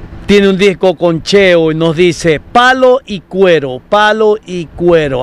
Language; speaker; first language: Spanish; native; Spanish